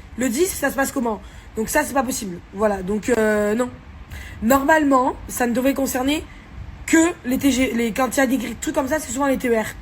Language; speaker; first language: French; native; French